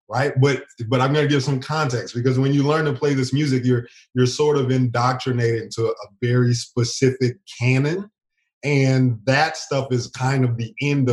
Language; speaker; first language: English; native; English